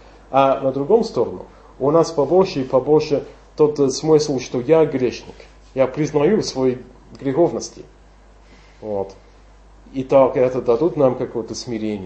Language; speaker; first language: Russian; non-native, fluent; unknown